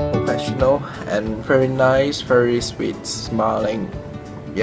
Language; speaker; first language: English; non-native, learner; Chinese